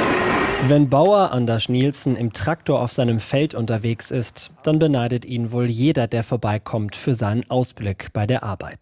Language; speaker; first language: German; native; German